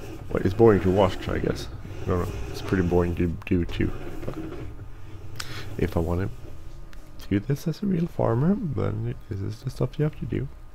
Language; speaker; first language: English; non-native, fluent; Swedish